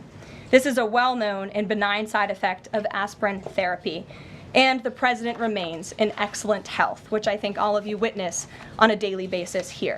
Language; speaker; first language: English; native; English